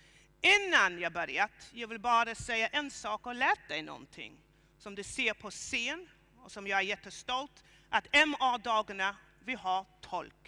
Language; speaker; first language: Swedish; non-native, fluent; English